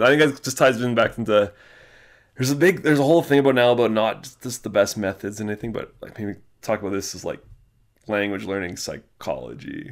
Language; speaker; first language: English; native; English